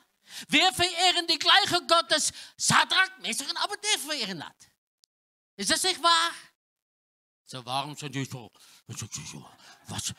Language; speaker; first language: German; non-native, learner; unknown